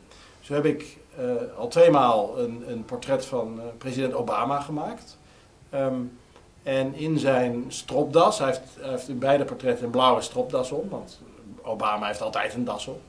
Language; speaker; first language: Dutch; native; Dutch